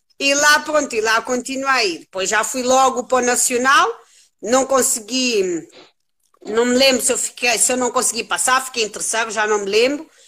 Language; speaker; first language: Portuguese; non-native, local second language; Kabuverdianu